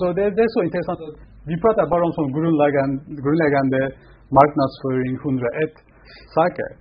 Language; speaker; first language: Swedish; non-native, fluent; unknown